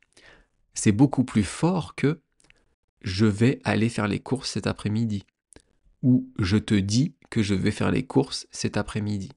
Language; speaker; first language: French; native; French